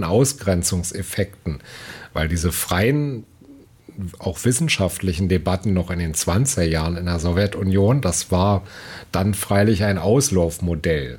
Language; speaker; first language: German; native; German